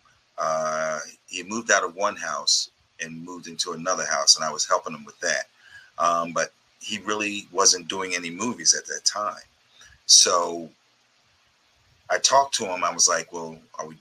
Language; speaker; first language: English; native; English